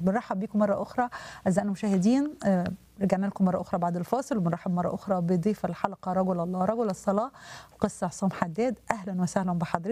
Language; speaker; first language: Arabic; native; Arabic